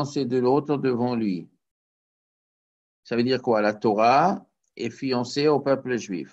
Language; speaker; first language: French; native; French